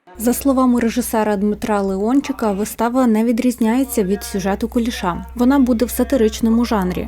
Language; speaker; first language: Ukrainian; native; Ukrainian